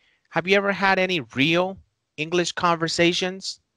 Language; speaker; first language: English; non-native, fluent; Spanish